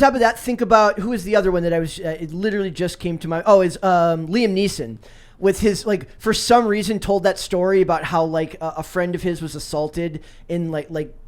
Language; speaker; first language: English; native; English